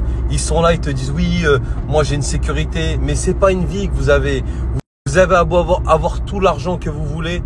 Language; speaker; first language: French; native; French